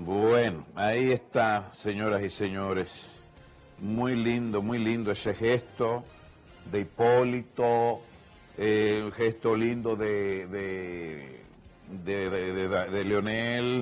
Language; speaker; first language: Spanish; native; Spanish